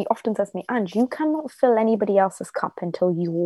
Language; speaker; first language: English; native; English